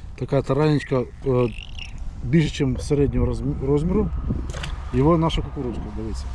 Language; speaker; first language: Ukrainian; non-native, local second language; Russian